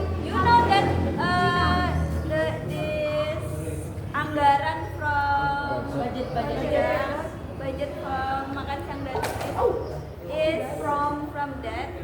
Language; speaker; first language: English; non-native, learner; Indonesian